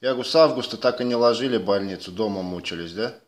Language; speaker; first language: Russian; native; Russian